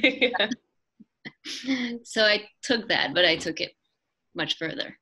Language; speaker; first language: English; non-native, fluent; French